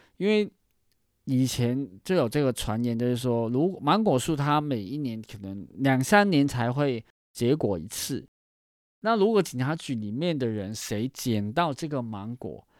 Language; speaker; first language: Chinese; non-native, fluent; Cantonese